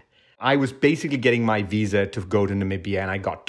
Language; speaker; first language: English; non-native, local second language; Tamil